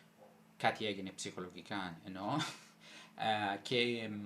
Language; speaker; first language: Greek; non-native, fluent; Italian